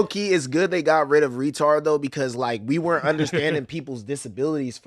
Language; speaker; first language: English; native; English